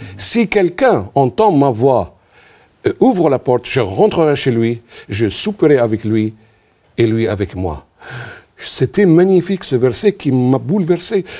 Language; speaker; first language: French; non-native, local second language; Arabic